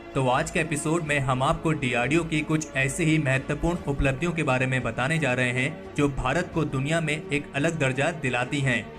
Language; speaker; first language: Hindi; native; Hindi